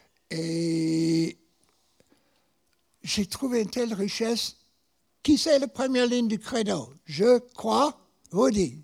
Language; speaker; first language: French; non-native, fluent; English